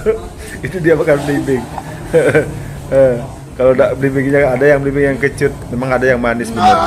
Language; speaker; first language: Indonesian; native; Indonesian